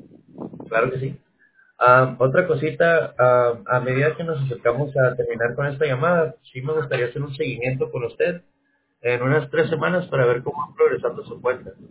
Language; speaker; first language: Spanish; native; Spanish